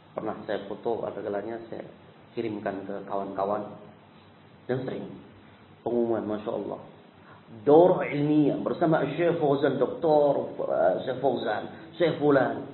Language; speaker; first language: Indonesian; native; Indonesian